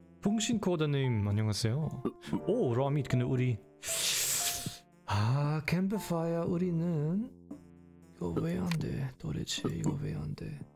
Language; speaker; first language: Korean; non-native, learner; German